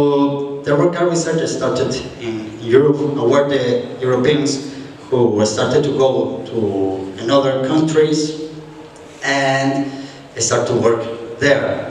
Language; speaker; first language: English; non-native, fluent; Spanish